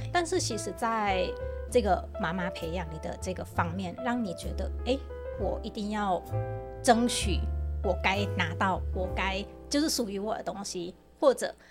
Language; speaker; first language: Chinese; non-native, fluent; Thai